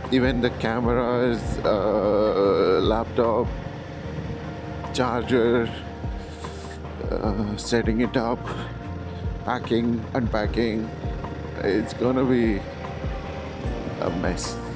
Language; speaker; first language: English; non-native, local second language; Malayalam